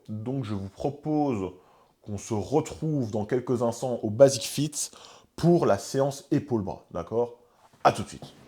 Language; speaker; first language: French; native; French